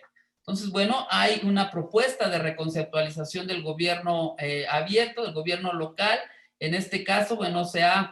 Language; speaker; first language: Spanish; native; Spanish